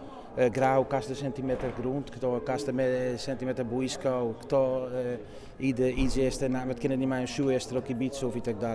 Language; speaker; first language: Polish; non-native, fluent; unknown